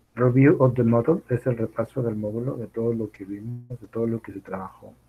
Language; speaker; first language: English; non-native, learner; Spanish